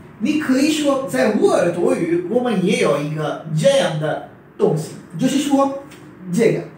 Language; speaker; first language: Chinese; non-native, fluent; Urdu